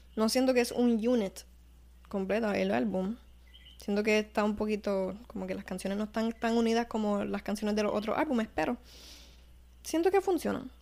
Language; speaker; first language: Spanish; early bilingual, heritage; Spanish